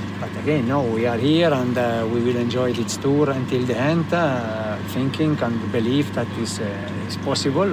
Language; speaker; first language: English; non-native, learner; Italian